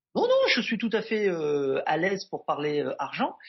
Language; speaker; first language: French; native; French